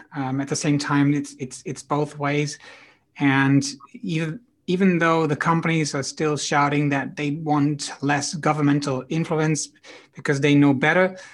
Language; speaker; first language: English; non-native, fluent; Dutch